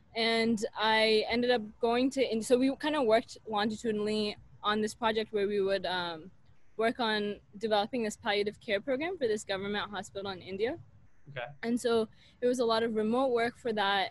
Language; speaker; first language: English; native; English